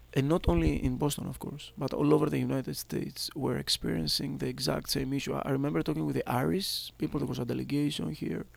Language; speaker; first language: English; non-native, fluent; Greek